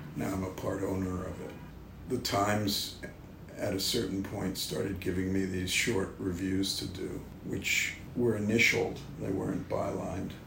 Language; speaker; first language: English; native; English